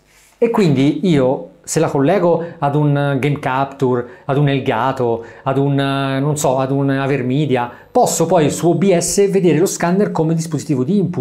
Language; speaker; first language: Italian; native; Italian